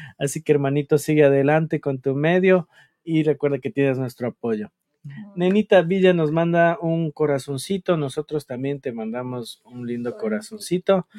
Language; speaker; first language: Spanish; native; Spanish